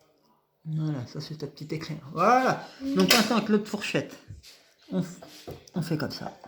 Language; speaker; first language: French; native; French